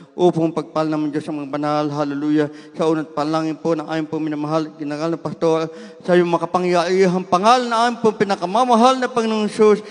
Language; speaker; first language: Filipino; native; Filipino